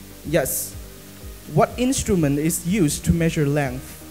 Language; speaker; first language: English; non-native, fluent; Vietnamese